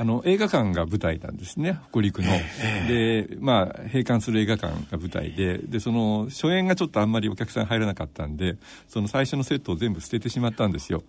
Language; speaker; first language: Japanese; native; Japanese